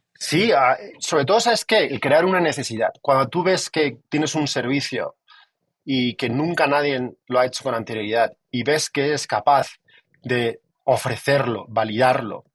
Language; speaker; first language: Spanish; native; Spanish